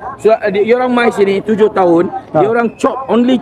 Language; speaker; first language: Malay; native; Malay